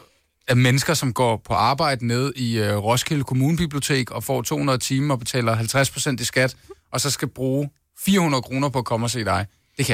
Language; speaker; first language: Danish; native; Danish